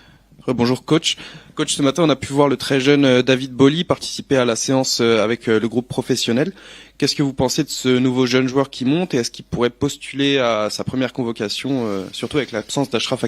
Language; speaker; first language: French; native; French